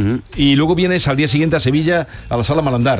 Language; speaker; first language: Spanish; native; Spanish